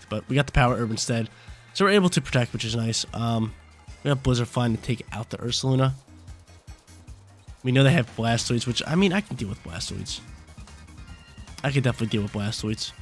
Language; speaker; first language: English; native; English